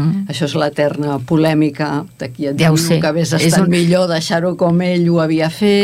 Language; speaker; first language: Catalan; native; Catalan